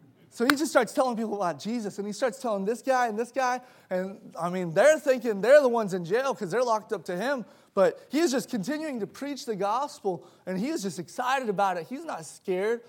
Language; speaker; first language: English; native; English